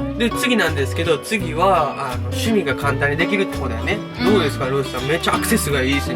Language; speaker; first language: Japanese; native; Japanese